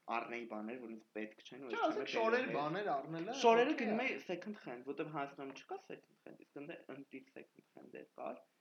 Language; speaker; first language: Armenian; native; Armenian